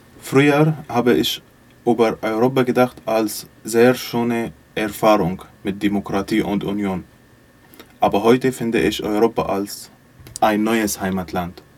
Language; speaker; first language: German; non-native, learner; Arabic